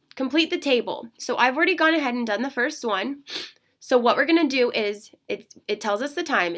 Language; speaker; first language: English; native; English